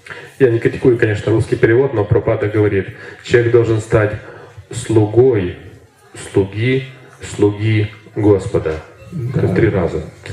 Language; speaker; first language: Russian; native; Russian